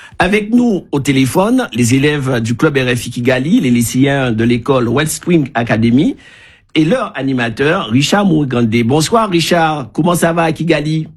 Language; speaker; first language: French; native; French